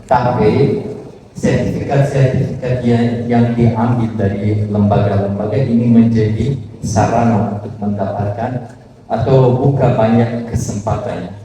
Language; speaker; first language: Indonesian; non-native, fluent; Turkish